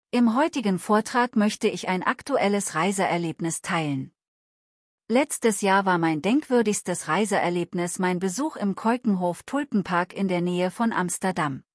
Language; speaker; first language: German; non-native, learner; Telugu